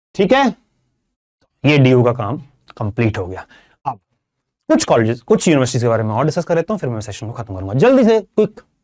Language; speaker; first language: Hindi; non-native, local second language; Punjabi